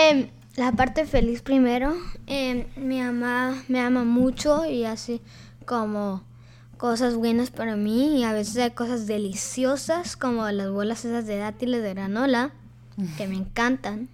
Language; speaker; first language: Spanish; early bilingual, heritage; Spanish